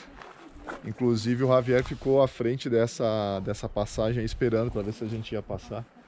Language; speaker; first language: Portuguese; native; Portuguese